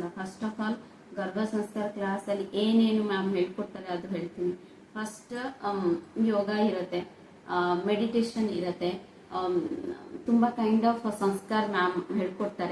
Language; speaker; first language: Kannada; non-native, local second language; Odia